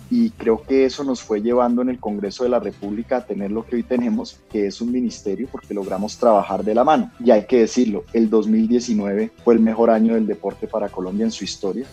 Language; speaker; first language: Spanish; native; Spanish